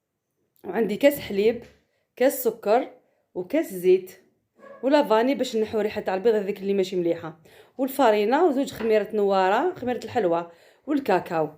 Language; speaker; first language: Arabic; native; Arabic